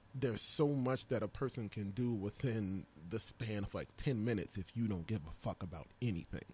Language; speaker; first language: English; native; English